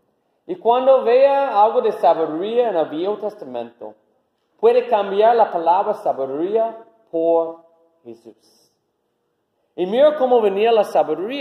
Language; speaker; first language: Spanish; non-native, learner; English